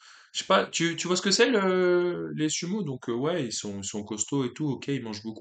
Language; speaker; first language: French; native; French